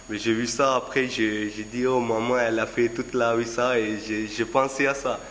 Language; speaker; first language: French; non-native, fluent; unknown